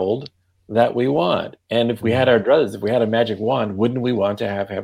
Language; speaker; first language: English; non-native, fluent; Yiddish